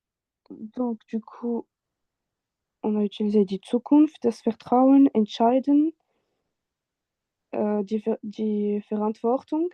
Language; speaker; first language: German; non-native, fluent; French